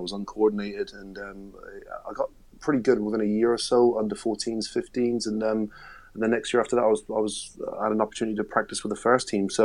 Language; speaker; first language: English; native; English